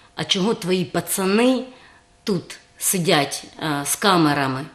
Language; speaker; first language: Ukrainian; native; Ukrainian